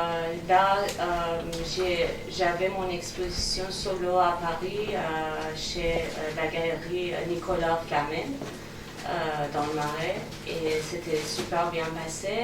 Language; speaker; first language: French; non-native, fluent; Persian